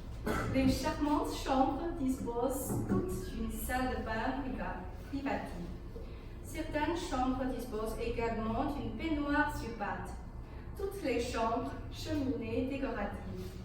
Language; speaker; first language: French; non-native, fluent; Chinese